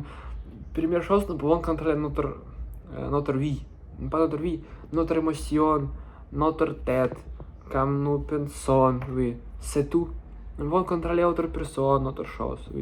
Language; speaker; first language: French; non-native, learner; Russian